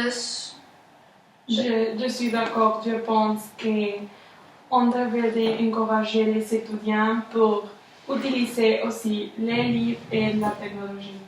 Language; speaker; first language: French; non-native, learner; Spanish